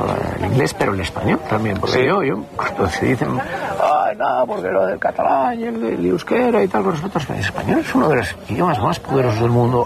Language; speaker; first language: Spanish; native; Spanish